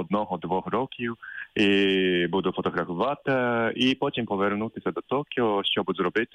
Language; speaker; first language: Ukrainian; non-native, fluent; Japanese